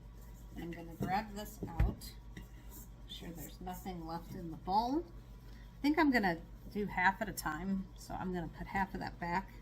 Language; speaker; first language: English; native; English